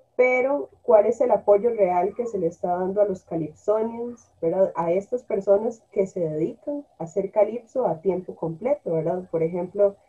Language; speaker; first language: Spanish; native; Spanish